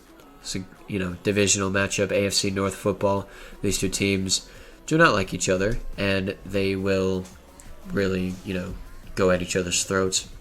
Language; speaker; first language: English; native; English